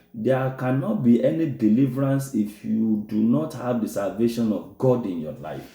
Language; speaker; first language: English; non-native, local second language; Yoruba